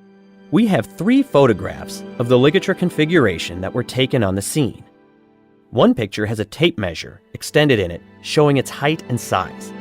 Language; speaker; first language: English; native; English